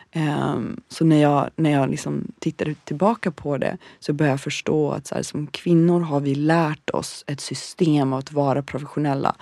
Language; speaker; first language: Swedish; early bilingual, other home language; Bosnian